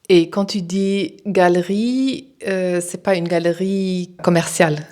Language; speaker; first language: French; non-native, fluent; German